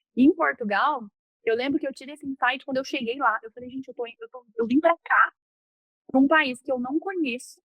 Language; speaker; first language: Portuguese; native; Portuguese